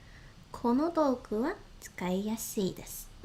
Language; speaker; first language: Japanese; non-native, learner; English